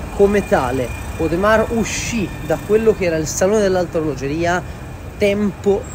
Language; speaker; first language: Italian; native; Italian